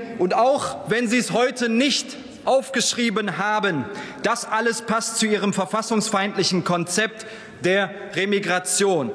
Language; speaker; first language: German; early bilingual, other home language; Turkish